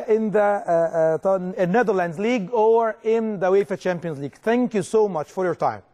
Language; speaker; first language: English; non-native, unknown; Arabic